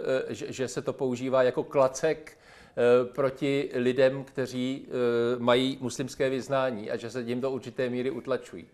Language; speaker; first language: Czech; native; Czech